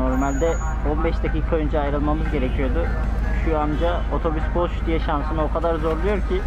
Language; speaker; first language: Turkish; native; Turkish